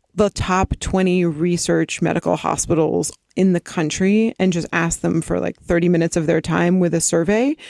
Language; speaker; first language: English; native; English